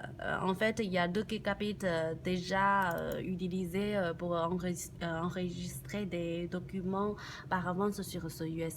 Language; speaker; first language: French; non-native, learner; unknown